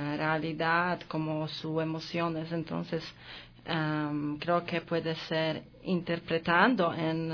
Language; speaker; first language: Spanish; non-native, learner; Polish